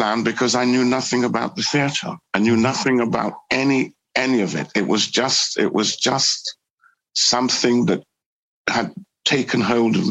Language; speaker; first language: English; native; English